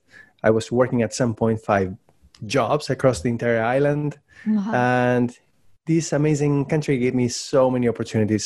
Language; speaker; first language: English; non-native, fluent; Spanish